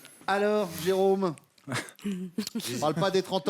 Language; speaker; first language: French; native; French